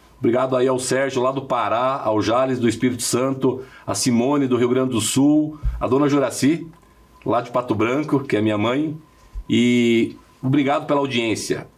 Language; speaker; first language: Portuguese; native; Portuguese